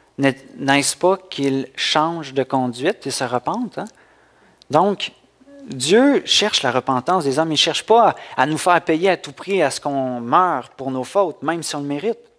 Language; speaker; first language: French; native; French